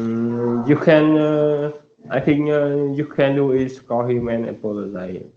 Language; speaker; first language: English; non-native, learner; Vietnamese